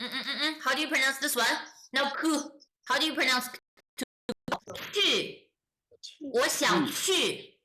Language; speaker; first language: English; non-native, fluent; Chinese